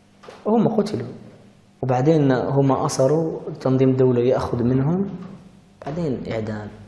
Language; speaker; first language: Arabic; early bilingual, heritage; Arabic